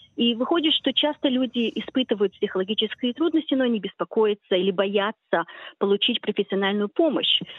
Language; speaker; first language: Russian; early bilingual, heritage; Russian